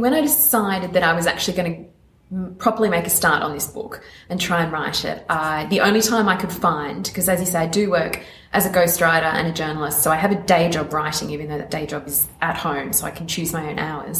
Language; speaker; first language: English; native; English